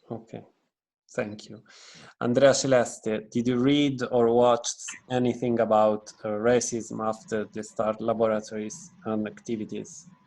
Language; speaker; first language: English; non-native, fluent; Italian